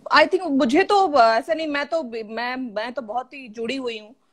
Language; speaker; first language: Hindi; non-native, local second language; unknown